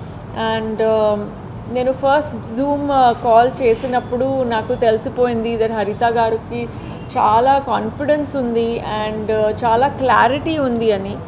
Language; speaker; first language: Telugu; non-native, fluent; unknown